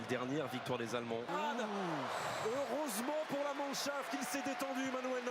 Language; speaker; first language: French; native; French